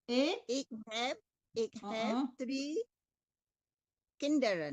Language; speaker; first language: Dutch; non-native, learner; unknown